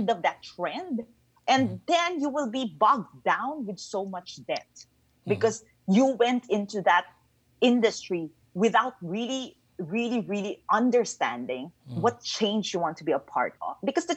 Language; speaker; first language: English; non-native, local second language; Filipino